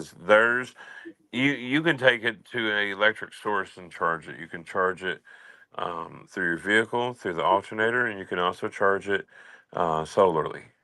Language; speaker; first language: English; native; English